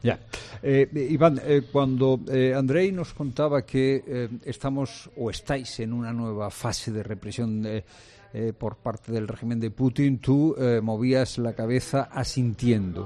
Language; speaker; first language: Spanish; native; Spanish